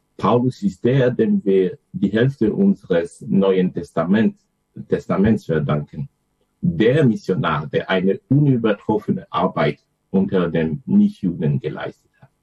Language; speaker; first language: German; non-native, fluent; French